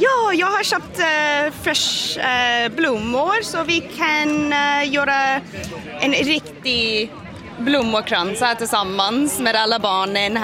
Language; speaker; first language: Swedish; non-native, fluent; English